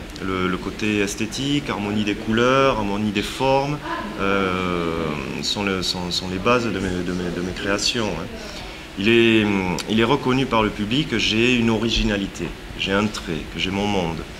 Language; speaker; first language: French; native; French